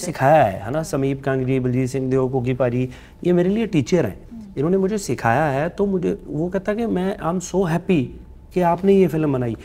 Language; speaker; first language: Hindi; non-native, local second language; Punjabi